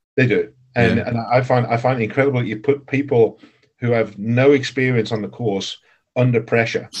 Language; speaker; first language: English; native; English